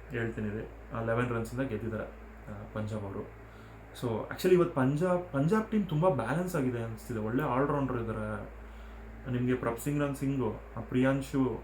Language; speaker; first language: Kannada; non-native, local second language; Telugu